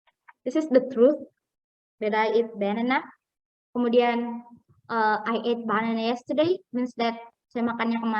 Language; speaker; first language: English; non-native, fluent; Indonesian